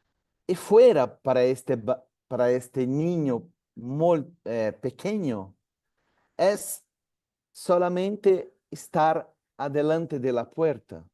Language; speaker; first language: Spanish; non-native, learner; Portuguese